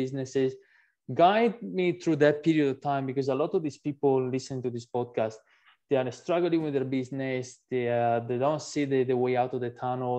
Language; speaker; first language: English; non-native, fluent; Italian